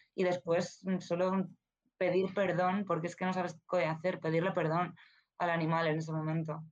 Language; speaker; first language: Spanish; native; Spanish